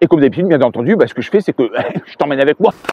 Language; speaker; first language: French; native; French